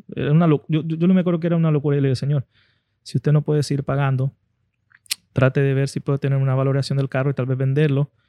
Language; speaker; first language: Spanish; native; Spanish